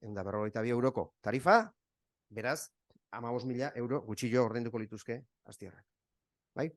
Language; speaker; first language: Basque; native; Basque